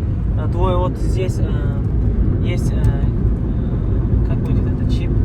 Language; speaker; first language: Russian; non-native, learner; Uzbek